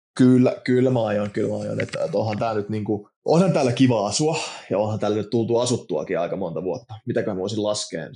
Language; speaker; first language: Finnish; native; Finnish